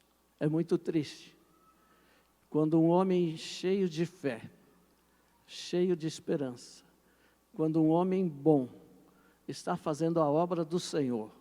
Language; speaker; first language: Portuguese; native; Portuguese